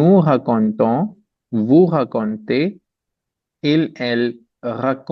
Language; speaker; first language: French; non-native, fluent; Hindi